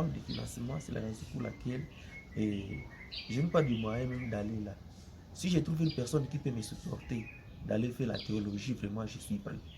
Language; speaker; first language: French; non-native, local second language; Nande